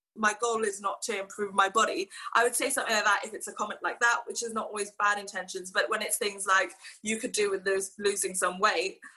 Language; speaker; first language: English; native; English